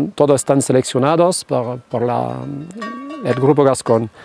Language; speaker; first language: Spanish; non-native, fluent; French